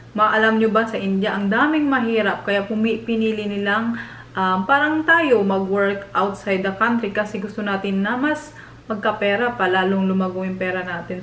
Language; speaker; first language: Filipino; native; Filipino